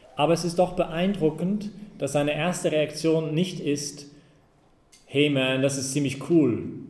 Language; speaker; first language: German; non-native, fluent; English